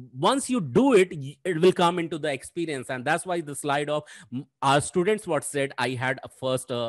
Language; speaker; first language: English; non-native, local second language; Hindi